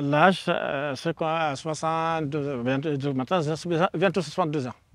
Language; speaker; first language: French; non-native, learner; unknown